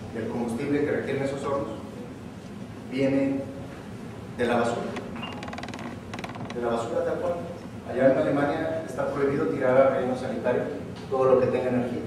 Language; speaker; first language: Spanish; native; Spanish